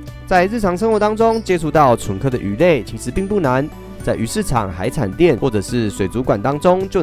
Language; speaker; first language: Chinese; native; Chinese